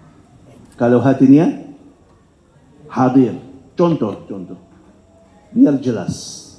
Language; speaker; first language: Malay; non-native, fluent; Arabic